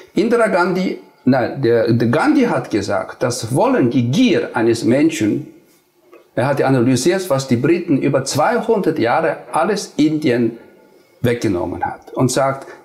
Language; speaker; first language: German; non-native, fluent; Nepali